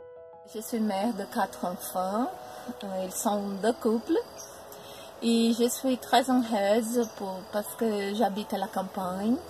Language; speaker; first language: French; non-native, learner; Portuguese